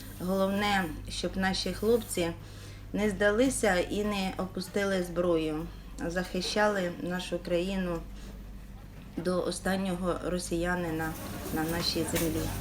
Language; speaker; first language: Ukrainian; native; Ukrainian